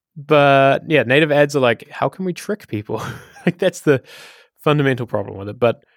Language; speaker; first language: English; native; English